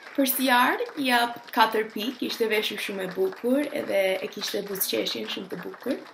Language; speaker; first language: Albanian; early bilingual, heritage; Albanian